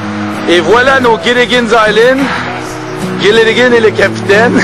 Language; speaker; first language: French; native; French